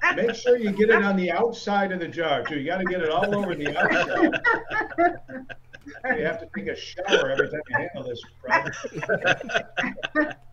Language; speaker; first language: English; native; English